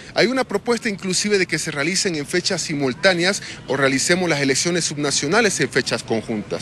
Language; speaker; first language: Spanish; native; Spanish